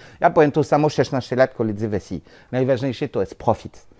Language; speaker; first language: Polish; non-native, learner; French